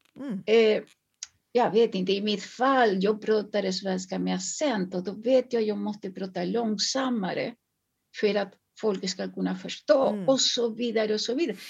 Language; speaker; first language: Swedish; non-native, fluent; Spanish